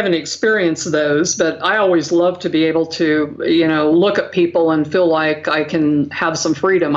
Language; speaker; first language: English; native; English